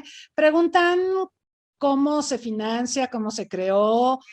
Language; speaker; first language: Spanish; native; Spanish